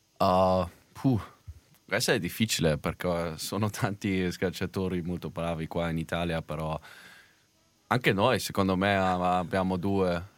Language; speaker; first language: Italian; non-native, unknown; German